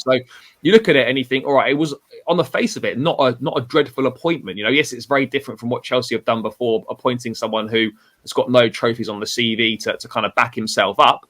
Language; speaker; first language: English; native; English